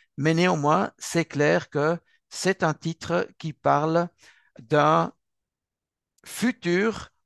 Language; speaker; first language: French; non-native, local second language; Swiss German